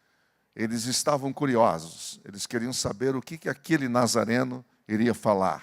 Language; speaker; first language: Portuguese; native; Portuguese